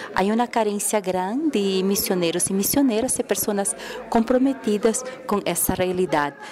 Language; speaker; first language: Spanish; non-native, fluent; Portuguese